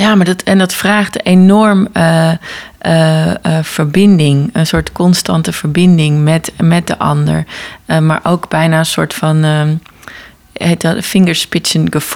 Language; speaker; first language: Dutch; native; Dutch